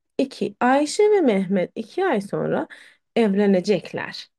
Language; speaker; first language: Turkish; non-native, fluent; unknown